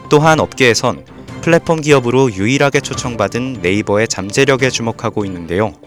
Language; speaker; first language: Korean; native; Korean